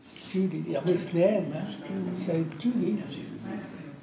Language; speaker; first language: English; non-native, learner; Dutch